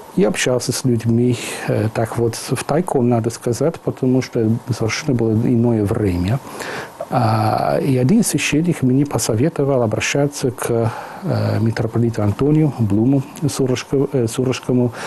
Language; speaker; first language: Russian; non-native, fluent; English